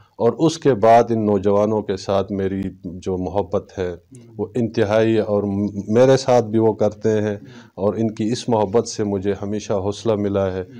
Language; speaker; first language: Urdu; non-native, local second language; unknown